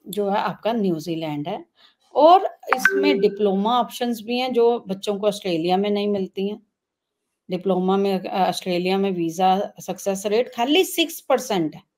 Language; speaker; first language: Hindi; non-native, local second language; Punjabi